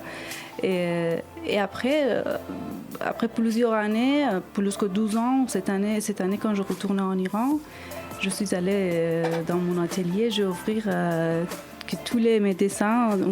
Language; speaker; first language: French; non-native, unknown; Persian